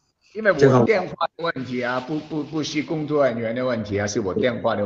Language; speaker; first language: Chinese; non-native, local second language; Cantonese